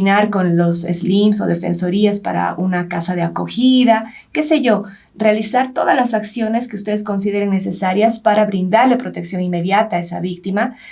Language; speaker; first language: Spanish; native; Spanish